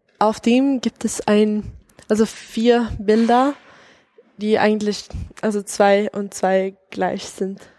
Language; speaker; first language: German; non-native, fluent; Swedish